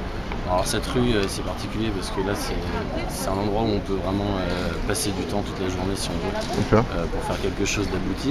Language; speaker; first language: French; native; French